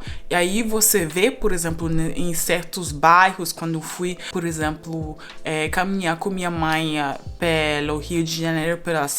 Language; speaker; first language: Portuguese; non-native, fluent; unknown